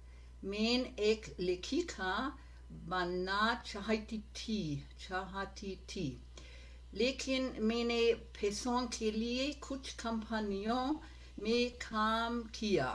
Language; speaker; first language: Hindi; non-native, learner; German